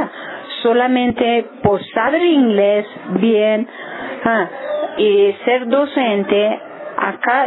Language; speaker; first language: Spanish; non-native, learner; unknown